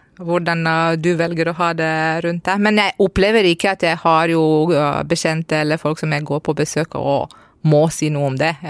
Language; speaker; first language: Norwegian; non-native, fluent; Romanian